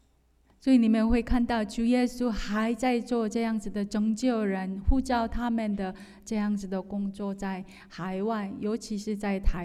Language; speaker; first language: Chinese; non-native, fluent; Korean